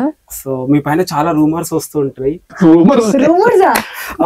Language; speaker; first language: Telugu; native; Telugu